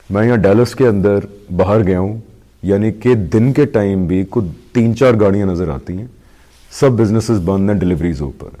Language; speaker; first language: Urdu; native; Urdu